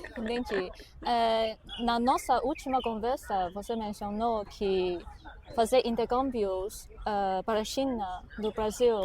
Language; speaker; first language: Portuguese; non-native, fluent; Chinese